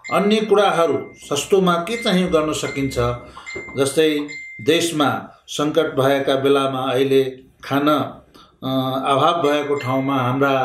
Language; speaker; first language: Nepali; non-native, local second language; Maithili